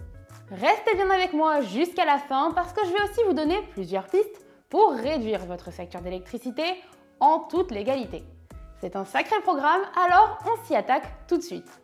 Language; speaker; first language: French; native; French